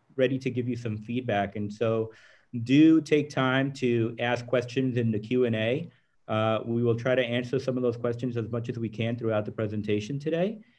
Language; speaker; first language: English; early bilingual, other home language; Spanish